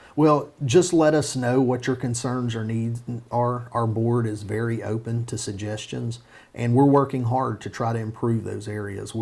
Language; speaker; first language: English; native; English